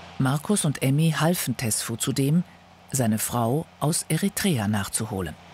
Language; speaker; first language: German; native; German